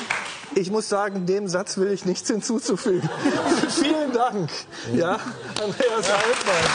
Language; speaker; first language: German; native; German